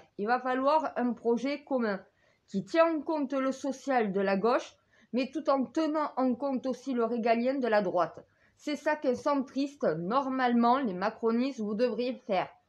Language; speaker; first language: French; native; French